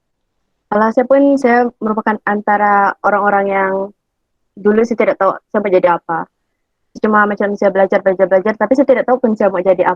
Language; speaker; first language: Malay; native; Malay